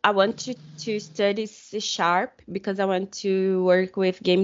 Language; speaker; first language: English; non-native, fluent; Portuguese